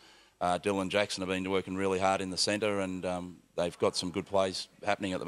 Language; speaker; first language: English; native; English